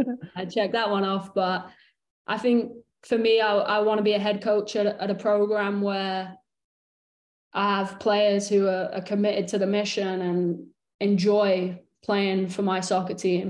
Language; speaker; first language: English; native; English